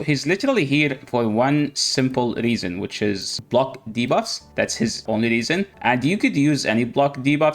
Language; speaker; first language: English; non-native, fluent; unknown